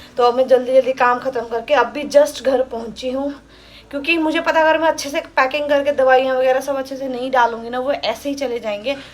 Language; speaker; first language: Hindi; early bilingual, other home language; Nepali